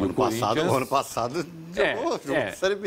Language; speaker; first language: Portuguese; native; Portuguese